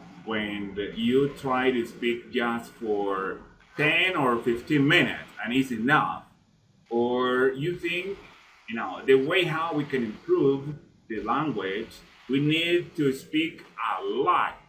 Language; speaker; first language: English; non-native, fluent; Spanish